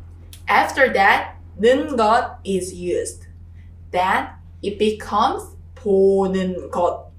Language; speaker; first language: English; non-native, fluent; Korean